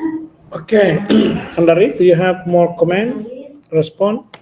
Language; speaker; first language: English; non-native, local second language; Indonesian